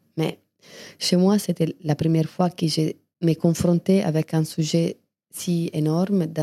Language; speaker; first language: French; non-native, fluent; Italian